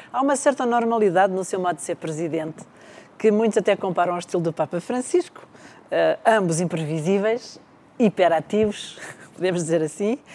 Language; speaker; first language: Portuguese; native; Portuguese